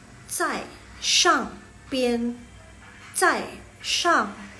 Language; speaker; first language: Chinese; non-native, local second language; Indonesian